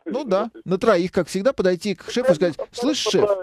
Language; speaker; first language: Russian; native; Russian